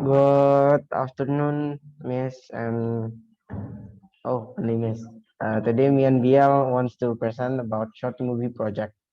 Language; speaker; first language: English; non-native, learner; Indonesian